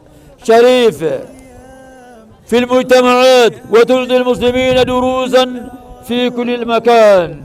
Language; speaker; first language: Arabic; non-native, fluent; Oromo